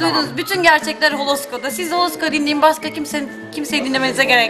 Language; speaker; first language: Turkish; native; Turkish